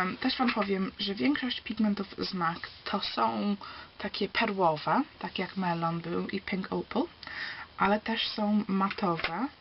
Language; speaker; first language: Polish; early bilingual, heritage; Polish